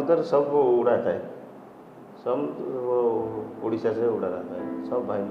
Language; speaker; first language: Hindi; non-native, local second language; Odia